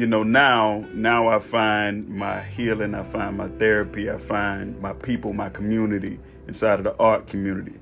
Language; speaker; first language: English; native; English